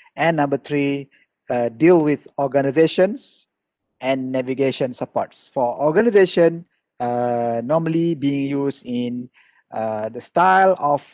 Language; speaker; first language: English; non-native, local second language; Malay